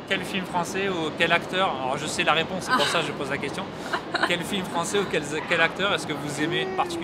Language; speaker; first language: French; native; French